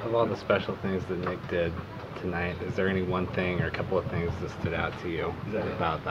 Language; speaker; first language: English; native; English